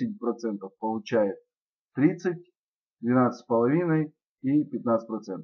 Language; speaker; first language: Russian; native; Russian